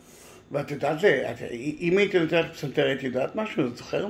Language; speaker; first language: Hebrew; native; Hebrew